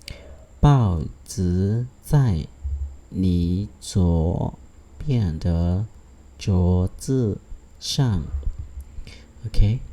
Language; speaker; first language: Chinese; non-native, fluent; Khmer